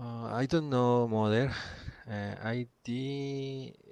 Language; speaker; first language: English; non-native, learner; Spanish